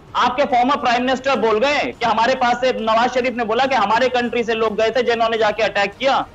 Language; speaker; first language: Hindi; native; Hindi